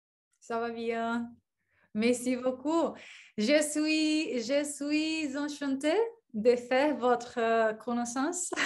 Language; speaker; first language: French; non-native, learner; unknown